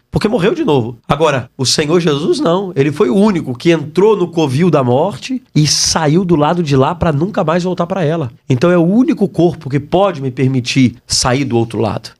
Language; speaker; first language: Portuguese; native; Portuguese